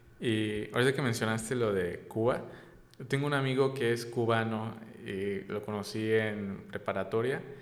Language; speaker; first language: Spanish; native; Spanish